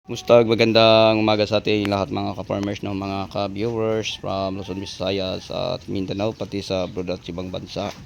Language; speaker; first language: Filipino; native; Filipino